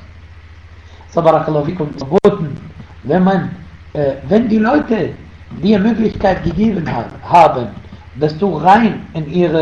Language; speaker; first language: German; non-native, fluent; Arabic